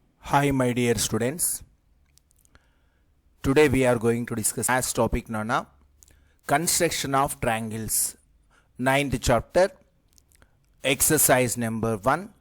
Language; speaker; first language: English; non-native, local second language; Telugu